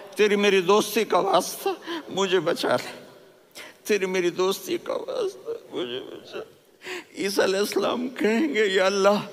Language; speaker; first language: Urdu; non-native, local second language; Punjabi